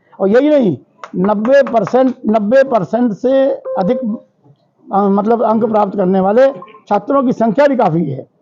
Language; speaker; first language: Hindi; native; Hindi